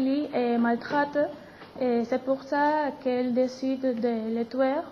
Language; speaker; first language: French; non-native, learner; Spanish